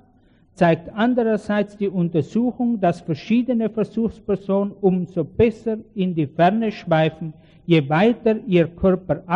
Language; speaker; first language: German; native; German